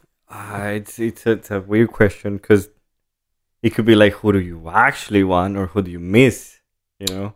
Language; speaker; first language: English; non-native, fluent; Spanish